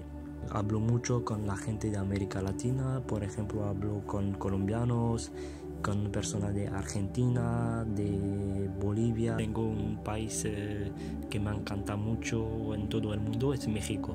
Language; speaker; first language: Spanish; non-native, fluent; French